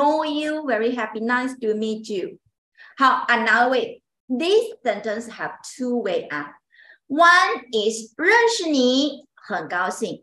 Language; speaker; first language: English; non-native, learner; Chinese